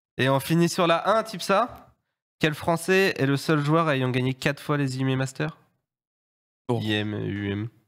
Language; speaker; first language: French; native; French